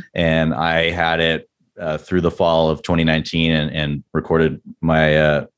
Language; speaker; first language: English; native; English